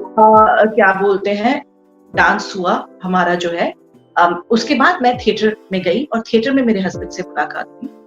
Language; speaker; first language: Hindi; non-native, local second language; Bangla